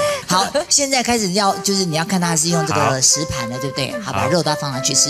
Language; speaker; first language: Chinese; native; Chinese